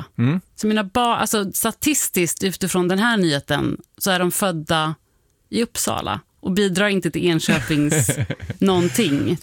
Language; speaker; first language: Swedish; native; Swedish